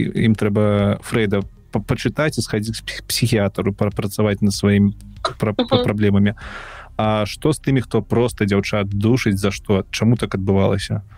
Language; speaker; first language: Belarusian; non-native, local second language; Russian